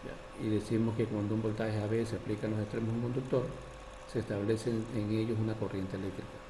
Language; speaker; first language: Spanish; native; Spanish